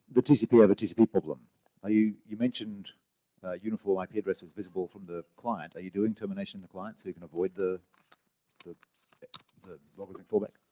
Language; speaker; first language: English; native; English